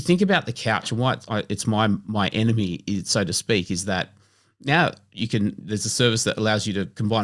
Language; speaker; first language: English; native; English